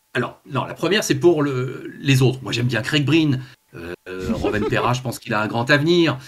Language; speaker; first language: French; native; French